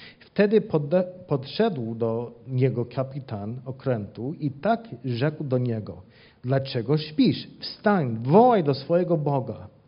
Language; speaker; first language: Polish; non-native, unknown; English